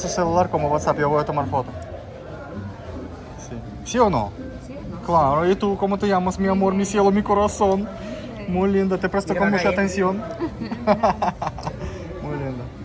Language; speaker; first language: Spanish; non-native, learner; Russian